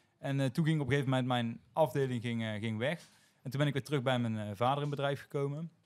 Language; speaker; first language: Dutch; native; Dutch